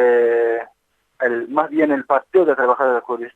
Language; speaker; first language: Spanish; non-native, fluent; Kurdish